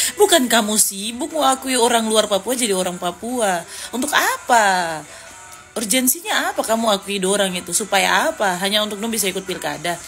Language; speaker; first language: Indonesian; native; Indonesian